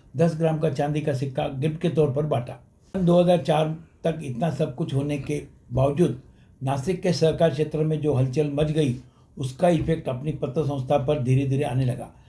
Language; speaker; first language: Hindi; non-native, local second language; Sindhi